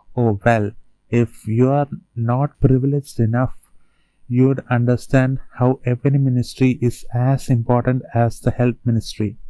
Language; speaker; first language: English; non-native, local second language; Malayalam